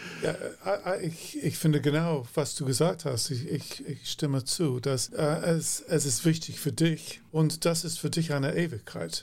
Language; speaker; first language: German; non-native, fluent; English